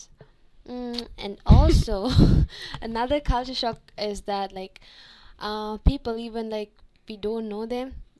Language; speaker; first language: English; non-native, local second language; Sinhala